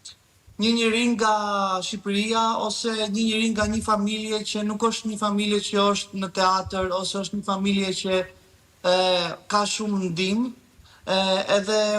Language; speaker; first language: Albanian; early bilingual, heritage; Albanian